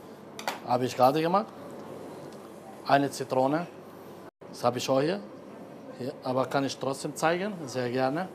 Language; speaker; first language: German; non-native, fluent; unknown